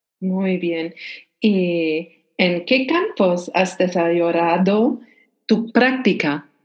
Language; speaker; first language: Spanish; non-native, learner; German